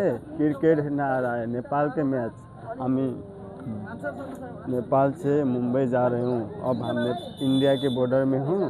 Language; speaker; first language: Hindi; non-native, learner; Nepali